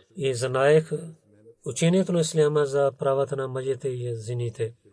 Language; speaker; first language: Bulgarian; non-native, learner; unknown